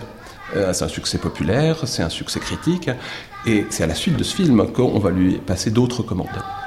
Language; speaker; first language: French; native; French